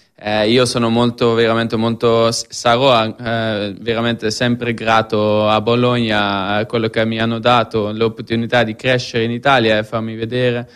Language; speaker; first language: Italian; non-native, fluent; Dutch